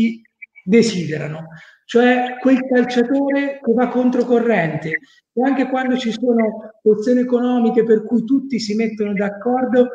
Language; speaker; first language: Italian; native; Italian